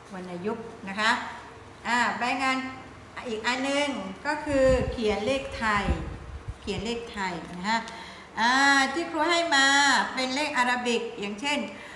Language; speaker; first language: Thai; non-native, local second language; Pattani Malay